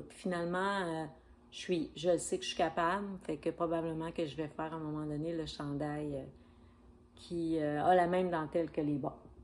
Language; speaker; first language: French; native; French